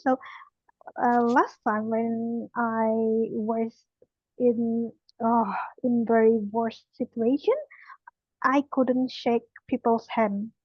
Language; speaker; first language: English; non-native, learner; Indonesian